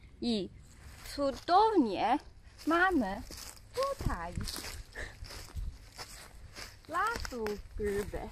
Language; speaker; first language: Polish; non-native, learner; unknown